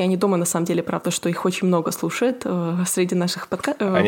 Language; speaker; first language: Russian; native; Russian